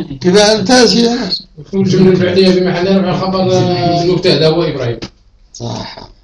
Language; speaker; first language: Arabic; native; Arabic